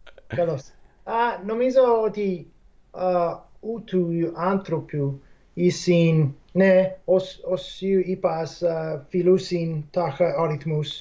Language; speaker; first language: Greek; non-native, fluent; English